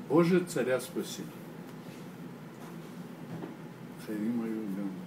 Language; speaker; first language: Hebrew; non-native, learner; Russian